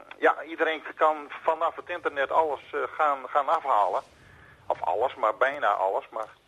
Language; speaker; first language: Dutch; native; Dutch